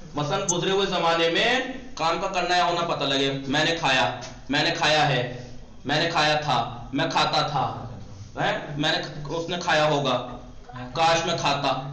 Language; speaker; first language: Urdu; native; Urdu